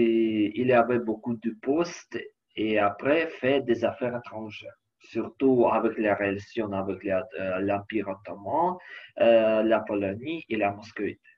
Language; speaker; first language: French; non-native, learner; Ukrainian